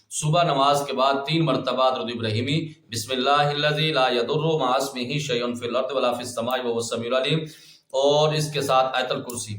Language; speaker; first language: Urdu; non-native, local second language; Pashto